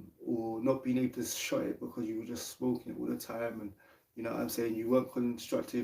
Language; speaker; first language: English; native; English